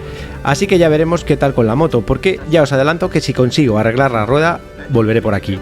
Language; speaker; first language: Spanish; native; Spanish